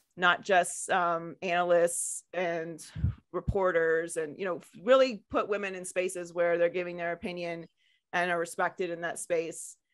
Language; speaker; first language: English; native; English